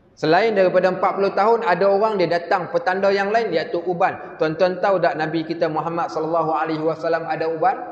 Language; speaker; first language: Malay; native; Malay